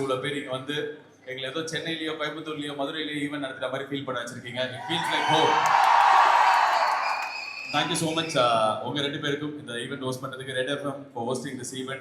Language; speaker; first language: Tamil; native; Tamil